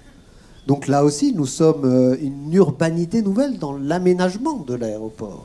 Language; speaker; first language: French; native; French